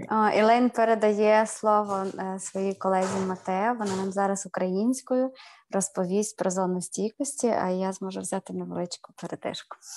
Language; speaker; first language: Ukrainian; native; Ukrainian